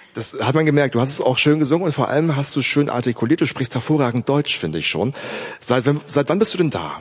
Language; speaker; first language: German; native; German